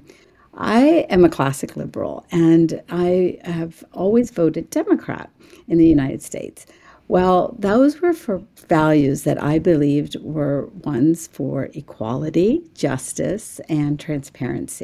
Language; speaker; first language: English; early bilingual, other home language; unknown